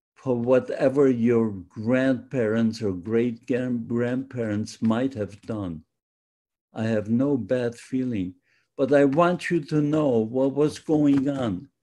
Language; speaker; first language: English; non-native, fluent; Polish